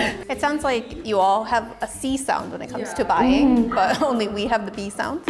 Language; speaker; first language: English; native; English